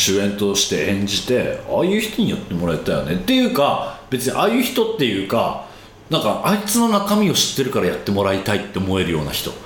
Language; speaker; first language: Japanese; native; Japanese